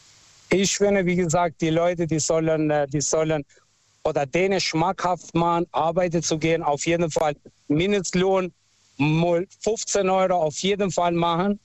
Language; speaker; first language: German; non-native, local second language; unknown